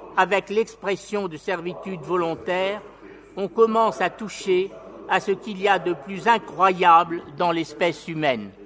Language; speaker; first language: French; native; French